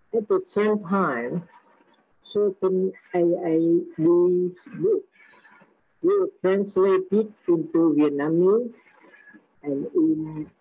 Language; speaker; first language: English; non-native, learner; Vietnamese